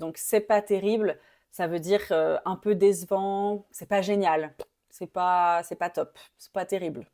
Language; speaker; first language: French; native; French